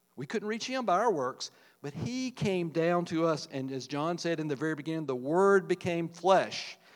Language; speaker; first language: English; native; English